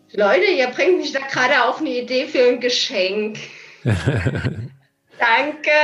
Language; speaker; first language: German; native; German